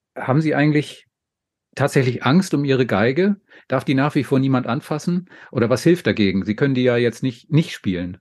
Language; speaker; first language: German; native; German